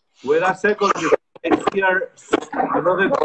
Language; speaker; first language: English; non-native, fluent; Spanish